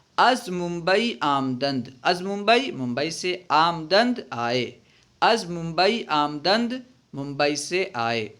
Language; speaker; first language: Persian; non-native, fluent; Urdu